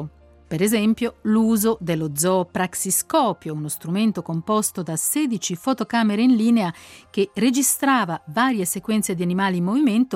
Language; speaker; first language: Italian; native; Italian